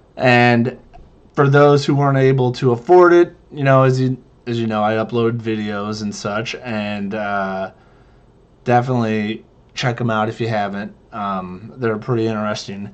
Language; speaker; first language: English; native; English